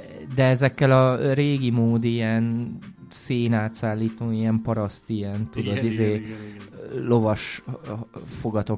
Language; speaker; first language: Hungarian; native; Hungarian